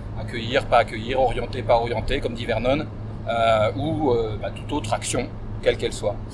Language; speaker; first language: French; native; French